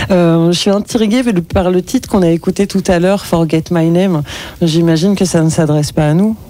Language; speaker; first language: French; native; French